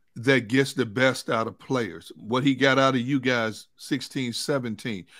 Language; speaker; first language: English; native; English